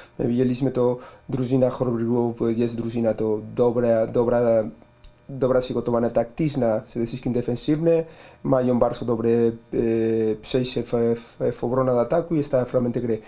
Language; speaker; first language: Polish; non-native, learner; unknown